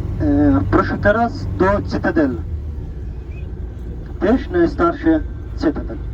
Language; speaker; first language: Polish; non-native, learner; Arabic